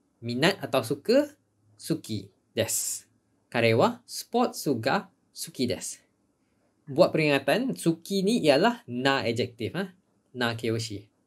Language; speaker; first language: Malay; native; Malay